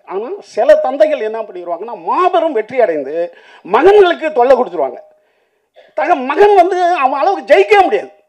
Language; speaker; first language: Tamil; native; Tamil